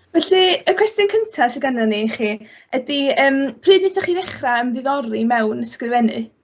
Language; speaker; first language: Welsh; native; Welsh